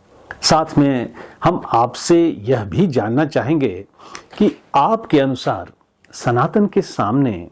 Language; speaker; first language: Hindi; native; Hindi